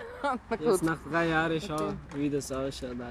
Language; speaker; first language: German; non-native, learner; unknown